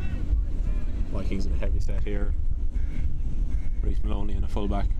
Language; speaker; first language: English; native; English